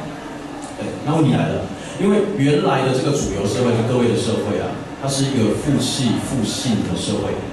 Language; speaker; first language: Chinese; native; Chinese